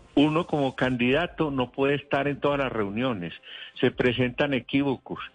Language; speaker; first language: Spanish; native; Spanish